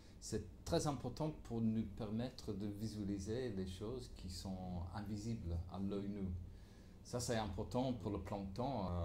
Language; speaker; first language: French; non-native, fluent; English